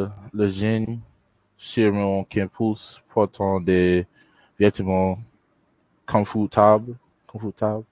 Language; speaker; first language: French; non-native, learner; English